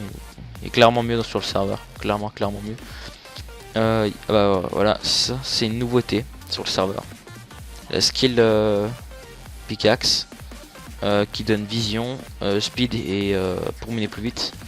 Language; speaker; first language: French; native; French